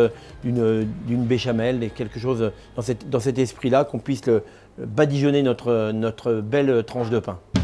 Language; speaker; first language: French; native; French